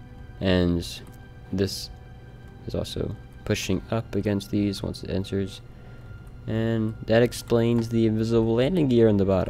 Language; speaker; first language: English; native; English